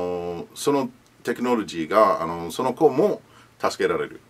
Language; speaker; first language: Japanese; non-native, learner; English